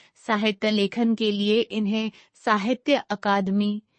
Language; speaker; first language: Hindi; non-native, local second language; Telugu